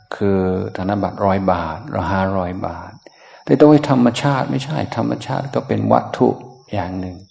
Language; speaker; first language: Thai; non-native, fluent; English